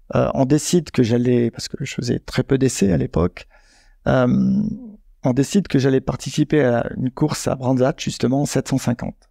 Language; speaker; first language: French; native; French